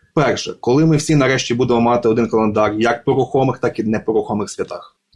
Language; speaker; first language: Ukrainian; native; Ukrainian